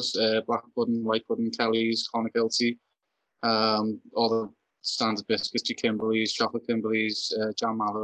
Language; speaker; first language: English; native; English